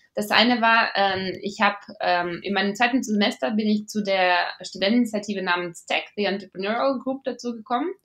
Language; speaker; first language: German; non-native, fluent; Latvian